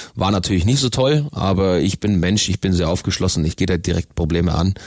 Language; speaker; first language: German; native; German